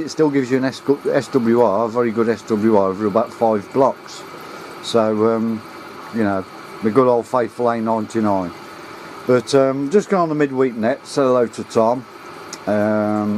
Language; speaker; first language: English; native; English